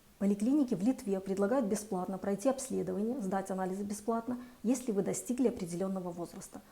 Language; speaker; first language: Russian; native; Russian